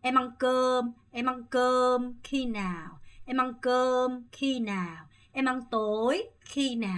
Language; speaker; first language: Vietnamese; non-native, fluent; Korean